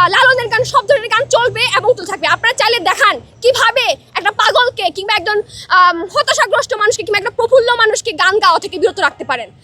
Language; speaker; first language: Bangla; non-native, local second language; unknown